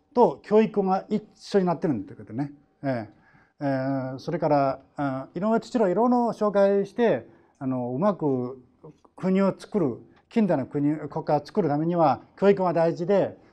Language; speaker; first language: Japanese; non-native, fluent; Chinese